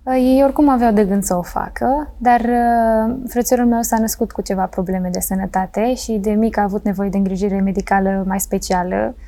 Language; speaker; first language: Romanian; early bilingual, heritage; Romanian